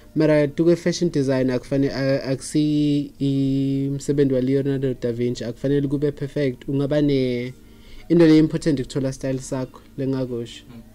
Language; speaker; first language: Zulu; non-native, local second language; Swati